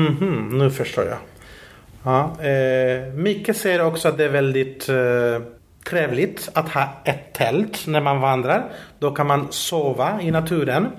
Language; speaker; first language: Swedish; non-native, fluent; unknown